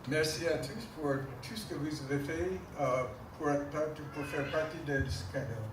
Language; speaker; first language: French; non-native, fluent; English